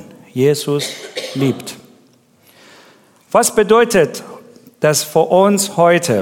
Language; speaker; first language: German; non-native, learner; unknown